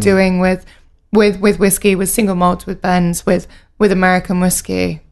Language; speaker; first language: English; native; English